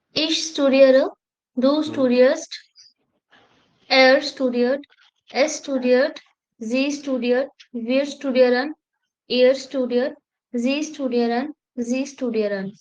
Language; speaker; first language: German; non-native, learner; Hindi